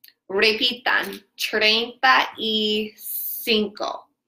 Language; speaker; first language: Spanish; non-native, learner; English